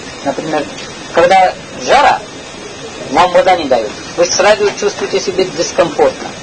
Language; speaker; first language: Russian; non-native, learner; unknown